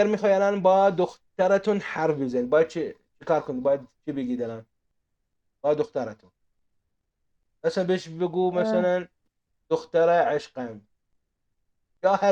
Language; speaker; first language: Persian; non-native, fluent; Arabic